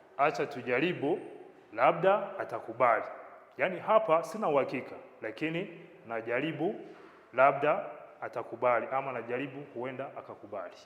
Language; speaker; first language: Swahili; non-native, local second language; Kinyarwanda